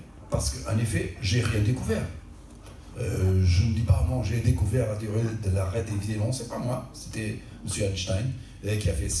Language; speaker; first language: French; non-native, local second language; Portuguese